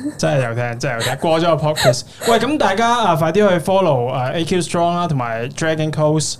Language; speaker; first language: Cantonese; native; Cantonese